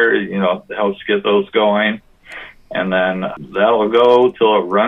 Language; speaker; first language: English; native; English